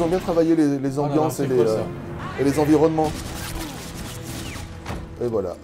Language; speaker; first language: French; native; French